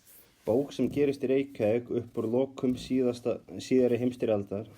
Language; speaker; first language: Icelandic; native; Icelandic